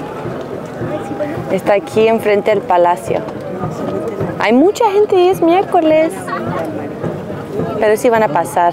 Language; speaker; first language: Spanish; non-native, fluent; English